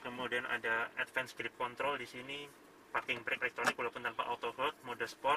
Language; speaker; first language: Indonesian; native; Indonesian